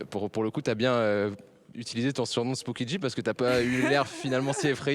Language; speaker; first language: French; native; French